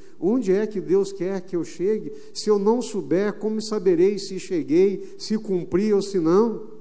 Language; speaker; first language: Portuguese; native; Portuguese